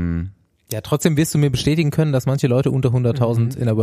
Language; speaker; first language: German; native; German